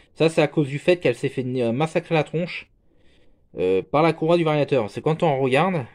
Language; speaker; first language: French; native; French